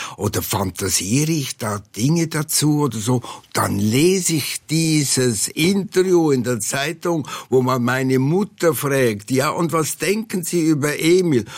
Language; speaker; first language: German; native; German